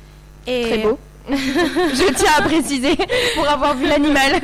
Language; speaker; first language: French; native; French